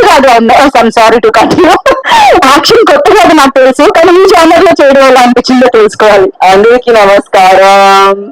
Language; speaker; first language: Telugu; non-native, fluent; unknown